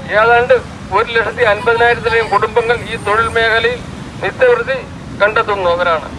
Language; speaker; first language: Malayalam; native; Malayalam